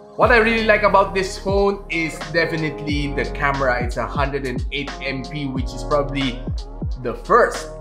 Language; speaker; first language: English; non-native, local second language; Filipino